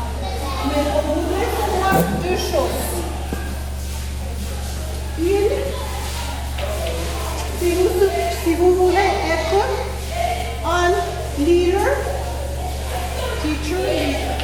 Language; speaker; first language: French; non-native, fluent; Spanish